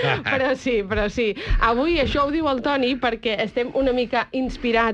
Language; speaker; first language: Catalan; native; Catalan